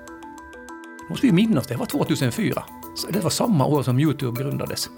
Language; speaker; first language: Swedish; native; Swedish